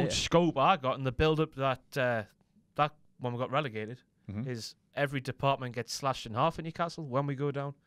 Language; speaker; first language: English; native; English